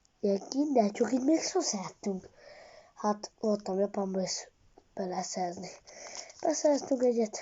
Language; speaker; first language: Hungarian; early bilingual, heritage; Hungarian